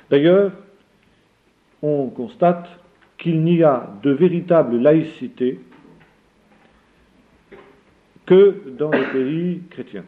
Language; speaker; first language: French; native; French